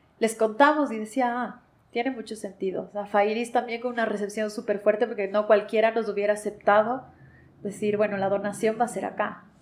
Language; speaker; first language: Spanish; native; Spanish